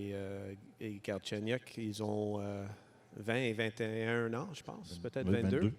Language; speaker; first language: French; non-native, local second language; English